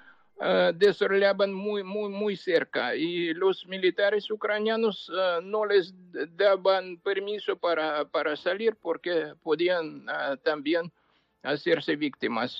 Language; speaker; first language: Spanish; non-native, fluent; Ukrainian